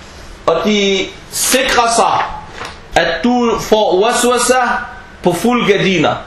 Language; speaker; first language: Danish; early bilingual, other home language; Arabic